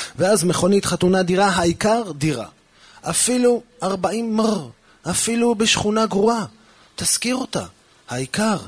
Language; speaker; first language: Hebrew; early bilingual, heritage; Hebrew